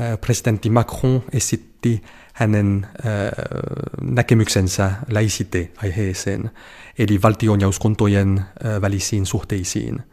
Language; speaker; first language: Finnish; non-native, fluent; French